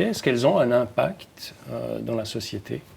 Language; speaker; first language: French; native; French